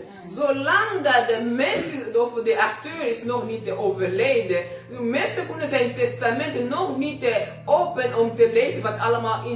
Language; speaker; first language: Dutch; non-native, learner; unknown